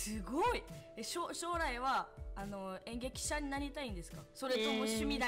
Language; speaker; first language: Japanese; non-native, fluent; French